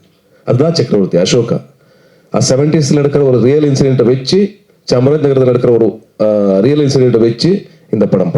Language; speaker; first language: Tamil; non-native, learner; Kannada